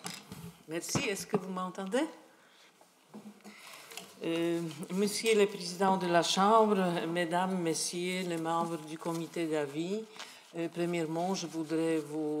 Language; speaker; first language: French; non-native, fluent; Polish